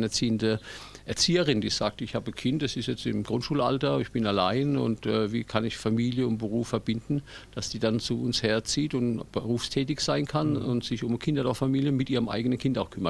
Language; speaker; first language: German; native; German